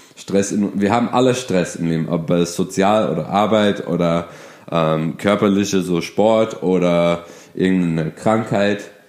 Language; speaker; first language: German; non-native, fluent; English